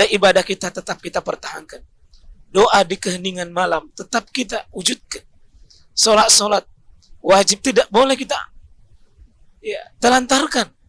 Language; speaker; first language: Indonesian; native; Indonesian